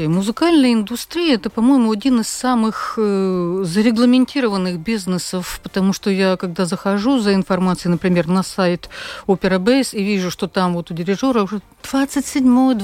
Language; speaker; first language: Russian; native; Russian